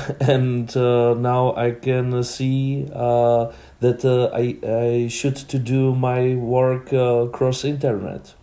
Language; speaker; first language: English; non-native, learner; Czech